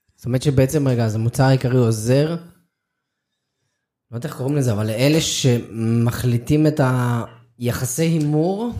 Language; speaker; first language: Hebrew; native; Hebrew